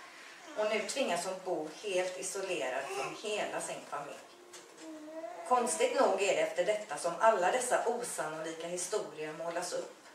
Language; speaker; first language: Swedish; native; Swedish